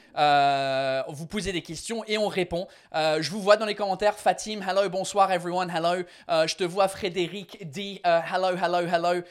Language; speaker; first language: French; non-native, fluent; English